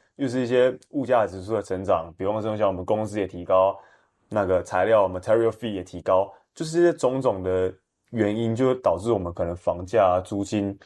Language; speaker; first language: Chinese; native; Chinese